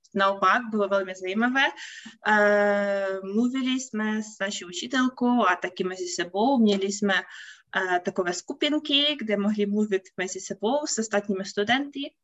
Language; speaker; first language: Czech; non-native, learner; Ukrainian